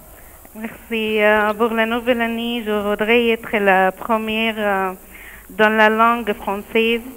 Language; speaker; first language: French; non-native, learner; Arabic